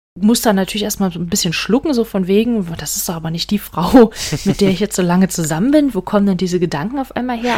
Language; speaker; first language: German; native; German